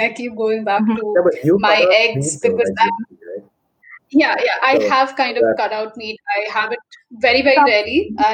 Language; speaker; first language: English; non-native, local second language; Bangla